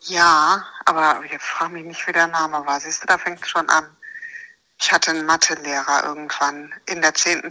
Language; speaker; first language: German; native; German